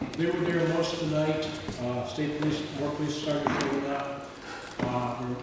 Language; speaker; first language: English; native; English